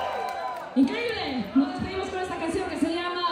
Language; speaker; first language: Spanish; native; Spanish